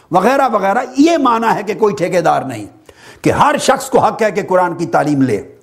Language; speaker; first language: Urdu; native; Urdu